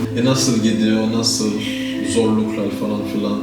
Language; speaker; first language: Turkish; non-native, learner; Haitian Creole